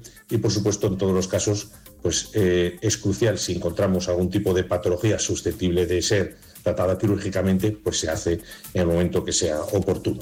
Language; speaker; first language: Spanish; native; Spanish